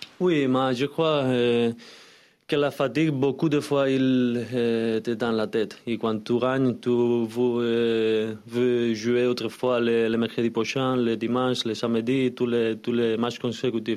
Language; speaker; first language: French; non-native, learner; Spanish